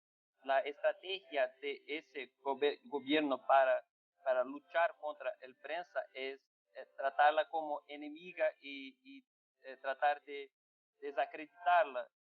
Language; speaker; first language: Spanish; non-native, fluent; Portuguese